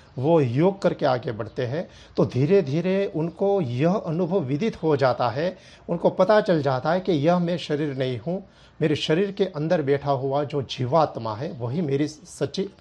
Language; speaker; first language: Hindi; non-native, local second language; Gujarati